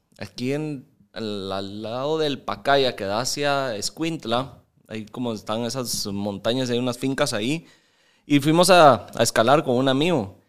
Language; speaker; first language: Spanish; native; Spanish